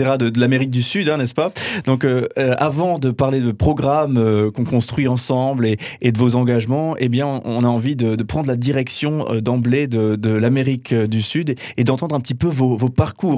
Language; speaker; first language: French; native; French